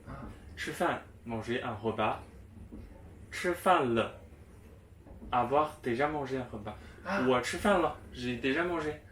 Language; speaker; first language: French; non-native, fluent; Chinese